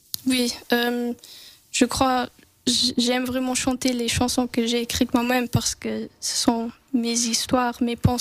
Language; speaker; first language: French; non-native, local second language; English